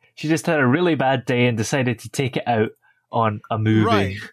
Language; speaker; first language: English; native; English